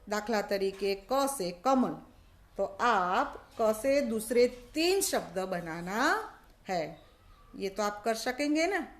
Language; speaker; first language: Hindi; non-native, local second language; Gujarati